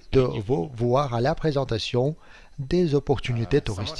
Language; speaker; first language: French; non-native, fluent; Russian